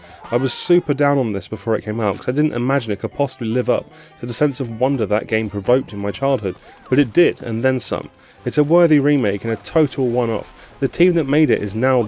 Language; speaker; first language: English; native; English